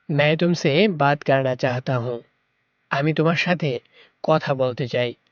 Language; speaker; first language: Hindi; non-native, learner; Bangla